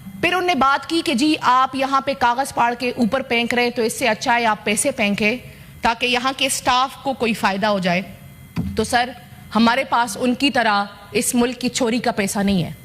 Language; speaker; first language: Urdu; non-native, local second language; Pashto